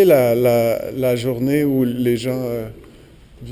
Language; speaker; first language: French; native; French